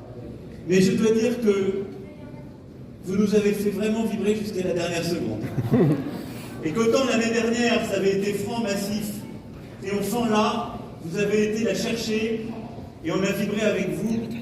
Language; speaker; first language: French; native; French